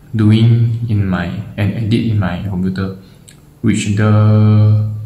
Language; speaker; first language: English; non-native, local second language; Chinese